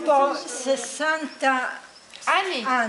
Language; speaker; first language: Italian; non-native, learner; Slovenian